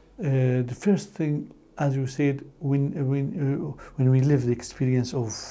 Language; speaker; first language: English; non-native, learner; Arabic